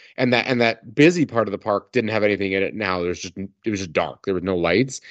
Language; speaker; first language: English; native; English